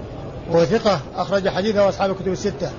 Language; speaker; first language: Arabic; native; Arabic